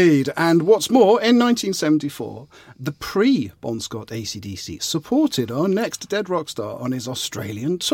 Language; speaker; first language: English; native; English